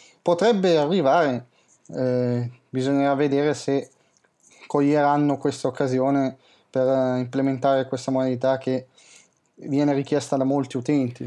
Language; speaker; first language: Italian; native; Italian